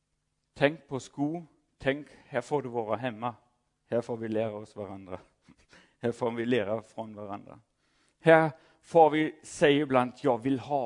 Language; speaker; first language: Swedish; non-native, fluent; German